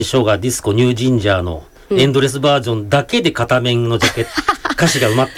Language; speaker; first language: Japanese; native; Japanese